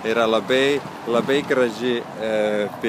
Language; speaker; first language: Lithuanian; non-native, learner; Italian